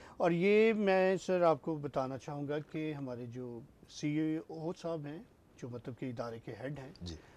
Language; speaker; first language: Urdu; non-native, local second language; Punjabi